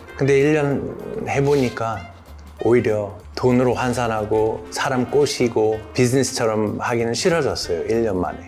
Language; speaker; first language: Korean; non-native, fluent; English